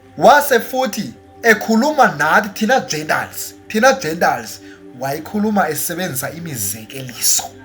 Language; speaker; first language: Zulu; non-native, local second language; Xhosa